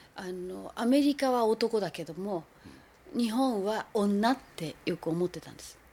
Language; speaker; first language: Japanese; native; Japanese